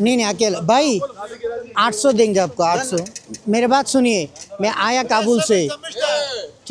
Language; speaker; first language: Hindi; non-native, local second language; Bangla